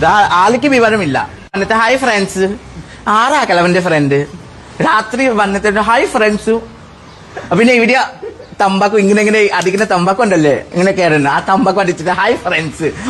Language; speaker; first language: Malayalam; non-native, local second language; Assamese